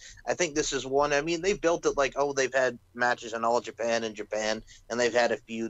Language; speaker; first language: English; native; English